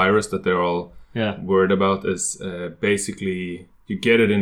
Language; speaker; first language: English; non-native, fluent; Swedish